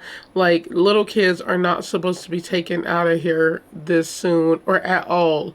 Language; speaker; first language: English; native; English